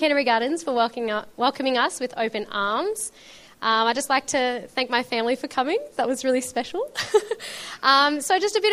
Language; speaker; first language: English; native; English